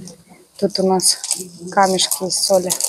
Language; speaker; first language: Russian; native; Russian